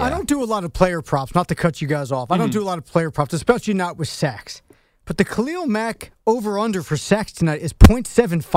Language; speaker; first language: English; native; English